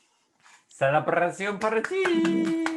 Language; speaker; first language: Spanish; non-native, fluent; English